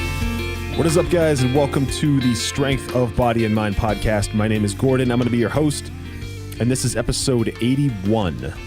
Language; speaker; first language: English; native; English